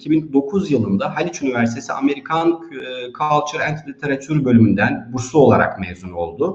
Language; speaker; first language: Turkish; native; Turkish